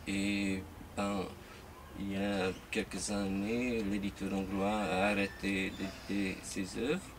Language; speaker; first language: French; non-native, fluent; Hungarian